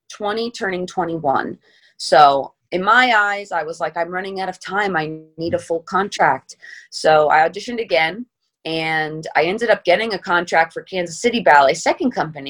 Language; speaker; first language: English; native; English